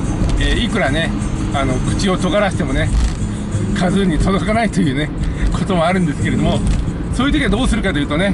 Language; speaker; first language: Japanese; native; Japanese